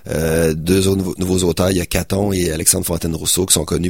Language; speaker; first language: French; native; French